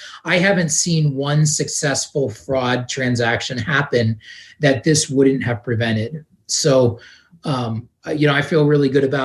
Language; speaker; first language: English; native; English